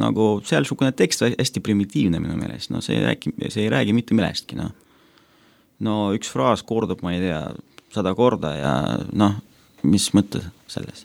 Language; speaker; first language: Estonian; non-native, local second language; Russian